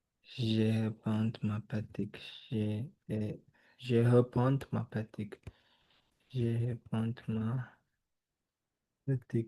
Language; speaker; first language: French; non-native, learner; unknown